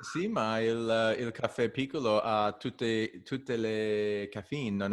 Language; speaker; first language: Italian; non-native, learner; English